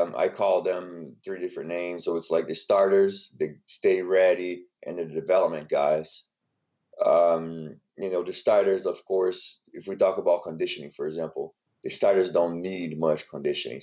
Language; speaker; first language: English; non-native, fluent; Portuguese